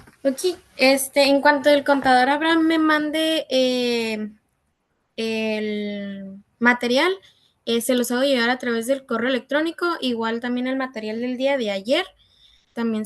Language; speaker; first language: Spanish; native; Spanish